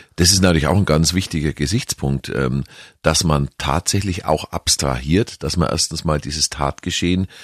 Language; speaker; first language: German; native; German